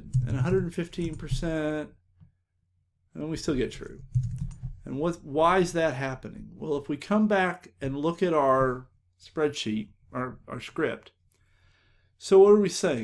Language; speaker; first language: English; native; English